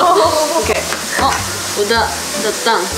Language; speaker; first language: Indonesian; non-native, learner; Korean